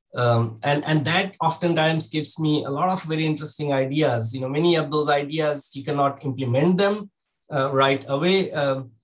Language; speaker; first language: English; non-native, local second language; Hindi